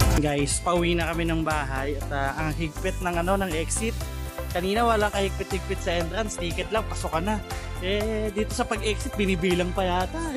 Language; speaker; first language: Filipino; native; Filipino